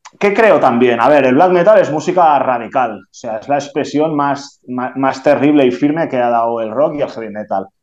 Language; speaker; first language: Spanish; non-native, local second language; Catalan